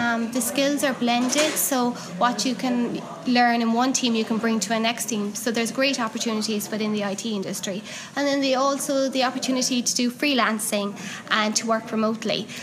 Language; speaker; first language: English; native; English